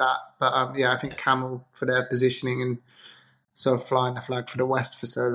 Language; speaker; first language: English; native; English